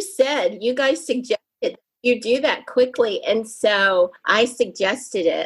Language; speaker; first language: English; native; English